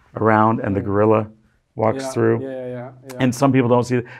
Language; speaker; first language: English; native; English